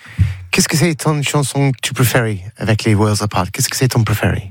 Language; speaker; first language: French; non-native, learner; English